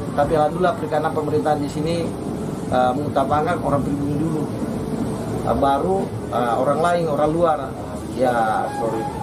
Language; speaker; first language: Indonesian; non-native, local second language; Buginese